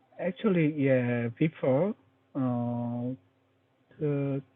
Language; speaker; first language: English; non-native, learner; Korean